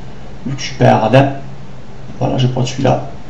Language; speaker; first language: French; native; French